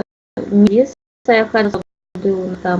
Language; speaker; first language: Kazakh; non-native, learner; Russian